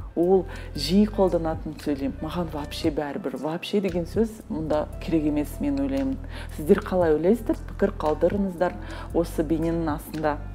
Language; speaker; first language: Kazakh; non-native, local second language; Russian